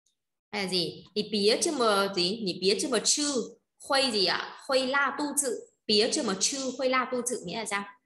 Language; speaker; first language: Vietnamese; native; Vietnamese